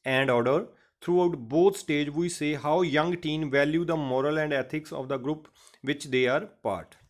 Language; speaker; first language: English; non-native, local second language; Punjabi